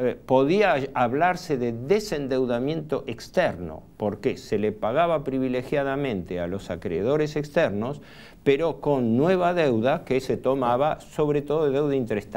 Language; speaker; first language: Spanish; native; Spanish